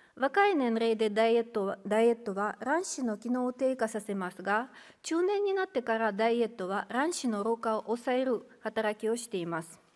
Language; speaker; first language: Japanese; non-native, fluent; Russian